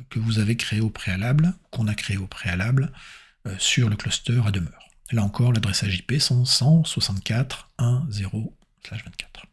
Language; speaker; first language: French; native; French